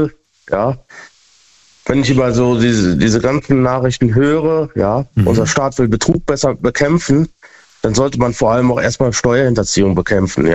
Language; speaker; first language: German; native; German